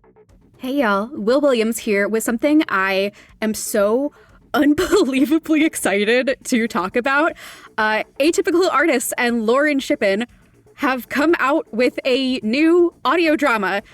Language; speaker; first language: English; native; English